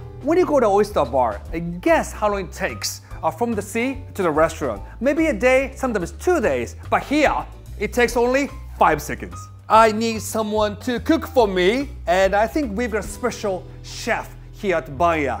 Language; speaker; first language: English; non-native, fluent; Japanese